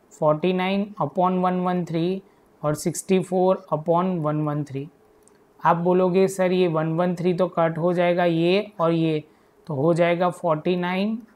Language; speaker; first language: Hindi; non-native, local second language; Gujarati